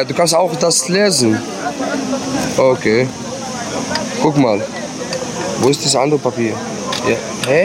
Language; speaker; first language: German; non-native, fluent; Arabic